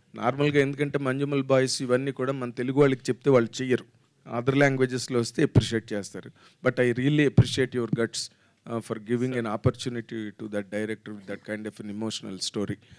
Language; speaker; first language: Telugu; native; Telugu